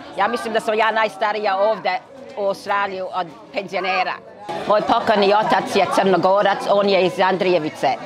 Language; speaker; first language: Serbian; early bilingual, heritage; Serbian